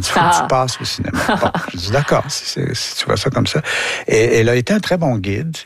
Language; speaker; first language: French; native; French